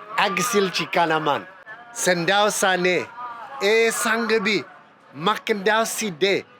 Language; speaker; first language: Wolof; non-native, fluent; English